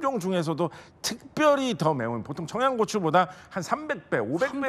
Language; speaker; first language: Korean; native; Korean